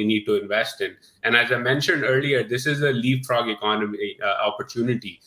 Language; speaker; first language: English; non-native, local second language; Urdu